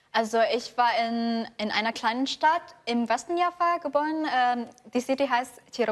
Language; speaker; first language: German; non-native, fluent; Indonesian